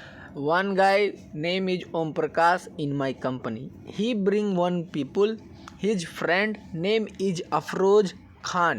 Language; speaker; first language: English; non-native, learner; Hindi